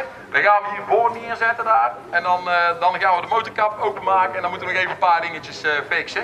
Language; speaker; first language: Dutch; native; Dutch